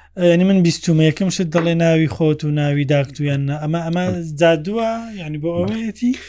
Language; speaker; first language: Central Kurdish; native; Central Kurdish